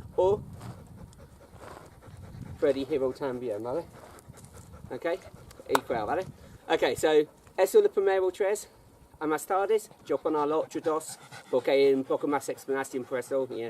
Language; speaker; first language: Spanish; non-native, learner; English